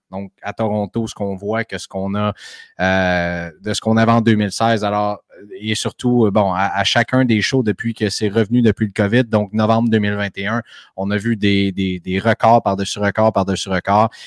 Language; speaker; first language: French; native; French